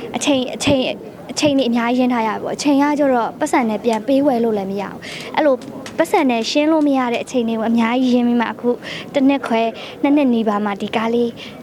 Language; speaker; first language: Burmese; native; Burmese